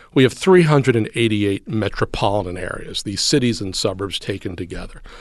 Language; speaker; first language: English; native; English